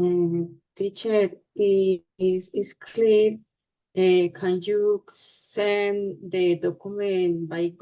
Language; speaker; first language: English; non-native, learner; Spanish